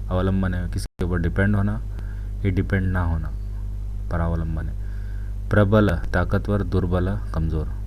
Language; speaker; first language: Urdu; non-native, local second language; Kannada